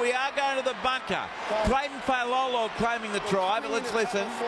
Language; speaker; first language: English; native; English